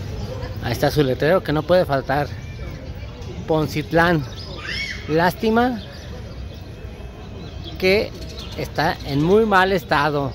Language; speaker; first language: Spanish; native; Spanish